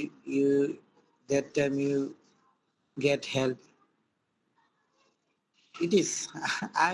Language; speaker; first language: English; non-native, local second language; Bangla